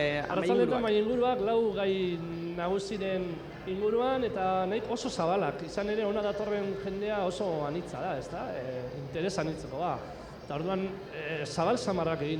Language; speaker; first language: Basque; native; Basque